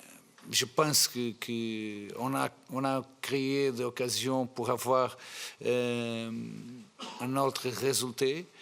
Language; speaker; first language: French; non-native, fluent; Portuguese